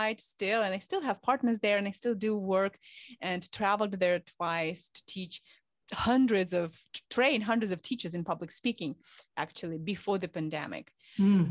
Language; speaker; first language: English; non-native, fluent; Ukrainian